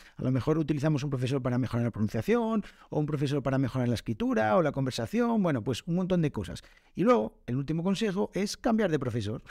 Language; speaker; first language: Spanish; native; Spanish